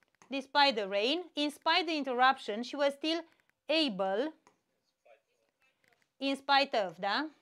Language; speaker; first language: English; non-native, fluent; Romanian